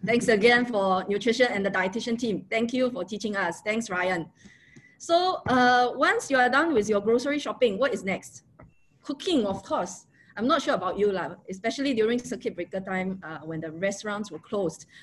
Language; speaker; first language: English; non-native, local second language; Chinese